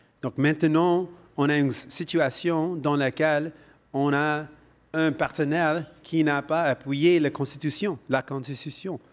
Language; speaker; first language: French; non-native, fluent; Punjabi